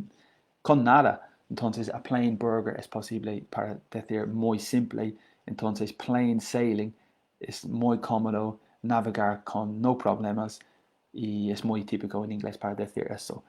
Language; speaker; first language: Spanish; non-native, learner; English